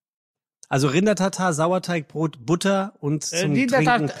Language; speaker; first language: German; native; German